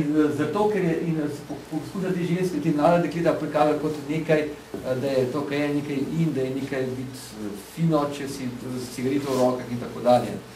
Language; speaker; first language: Slovenian; native; Slovenian